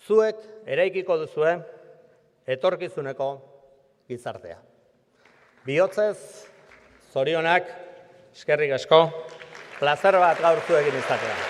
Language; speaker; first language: Basque; native; Basque